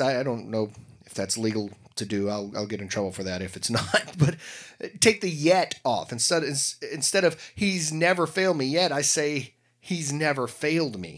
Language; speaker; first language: English; native; English